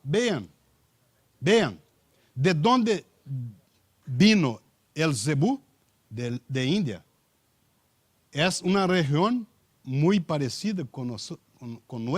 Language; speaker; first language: Spanish; non-native, learner; Portuguese